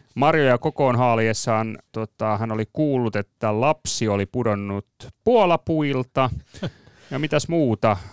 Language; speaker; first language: Finnish; native; Finnish